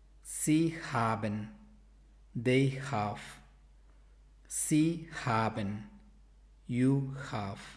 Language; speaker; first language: German; non-native, fluent; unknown